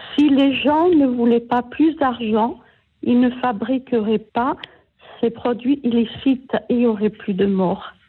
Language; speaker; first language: French; native; French